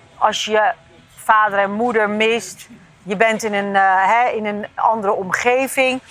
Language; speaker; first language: Dutch; early bilingual, other home language; Turkish